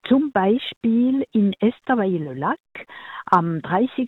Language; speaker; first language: German; non-native, local second language; French